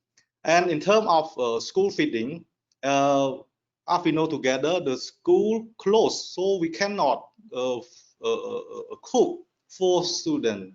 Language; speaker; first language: English; non-native, learner; Khmer